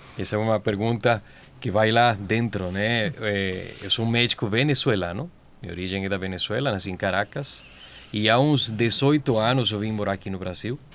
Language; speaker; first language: Portuguese; non-native, fluent; Spanish